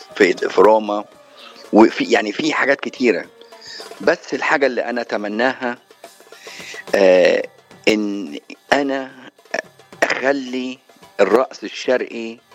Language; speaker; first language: Arabic; native; Arabic